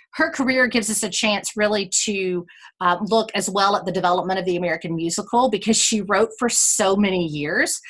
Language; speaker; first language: English; native; English